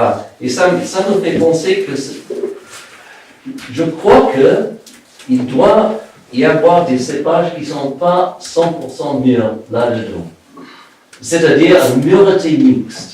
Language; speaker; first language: French; non-native, fluent; English